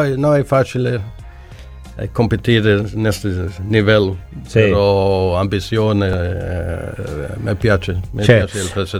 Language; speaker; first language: Italian; non-native, learner; Swedish